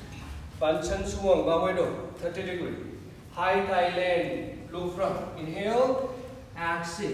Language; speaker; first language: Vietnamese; non-native, learner; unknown